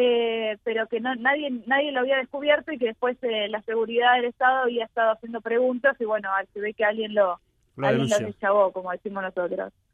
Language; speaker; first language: Spanish; native; Spanish